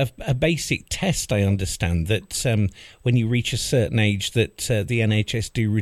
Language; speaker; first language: English; native; English